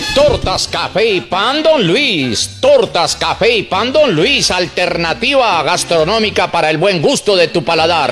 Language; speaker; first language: Spanish; native; Spanish